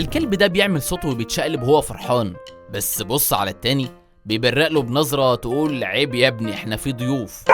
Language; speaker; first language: Arabic; native; Arabic